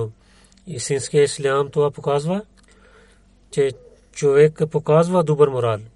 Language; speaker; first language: Bulgarian; non-native, learner; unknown